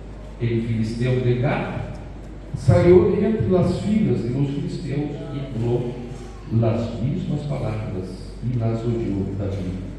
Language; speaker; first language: Spanish; non-native, fluent; Portuguese